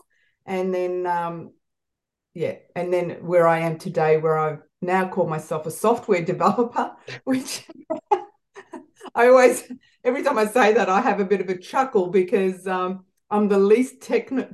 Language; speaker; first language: English; native; English